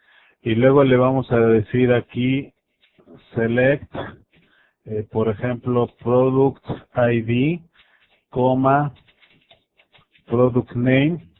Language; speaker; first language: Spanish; native; Spanish